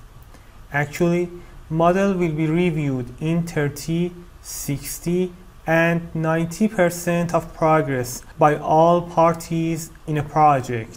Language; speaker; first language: English; non-native, fluent; Persian